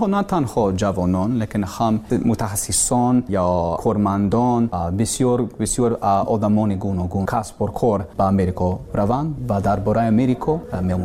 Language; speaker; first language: Persian; non-native, learner; English